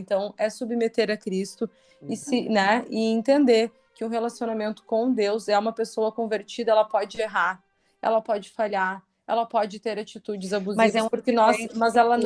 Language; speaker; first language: Portuguese; native; Portuguese